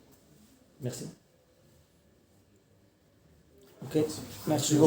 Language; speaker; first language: French; non-native, learner; Portuguese